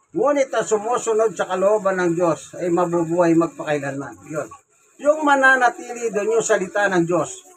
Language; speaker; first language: Filipino; non-native, local second language; Pampanga